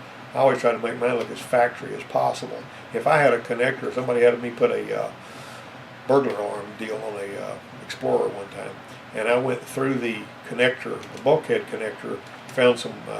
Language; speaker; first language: English; native; English